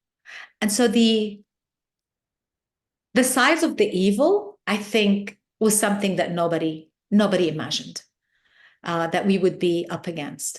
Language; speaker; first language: English; non-native, fluent; Arabic